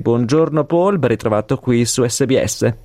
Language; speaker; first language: Italian; native; Italian